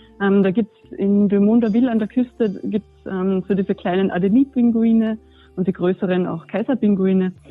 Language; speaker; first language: German; native; German